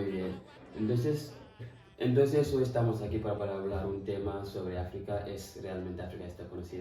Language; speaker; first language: Spanish; non-native, fluent; Fula